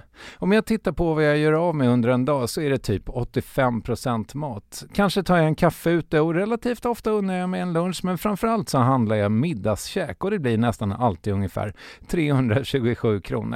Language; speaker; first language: Swedish; native; Swedish